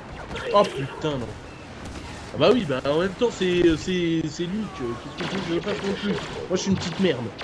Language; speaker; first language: French; native; French